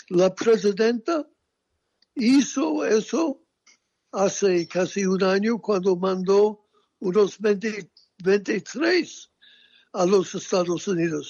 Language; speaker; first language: Spanish; non-native, fluent; English